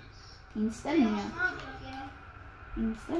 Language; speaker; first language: Swedish; early bilingual, other home language; Kurdish